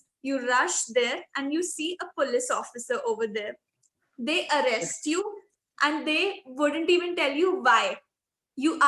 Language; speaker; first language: English; non-native, local second language; Hindi